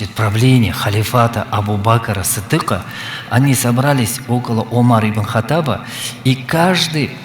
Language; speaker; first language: Russian; non-native, local second language; Kazakh